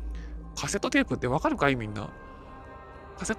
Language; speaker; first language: Japanese; native; Japanese